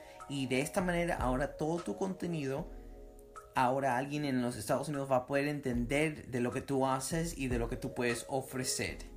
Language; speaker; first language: Spanish; early bilingual, heritage; Spanish